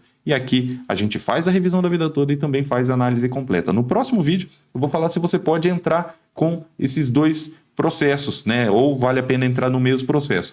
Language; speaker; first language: Portuguese; native; Portuguese